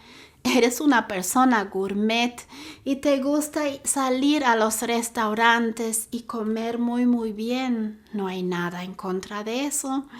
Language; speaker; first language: Spanish; non-native, fluent; German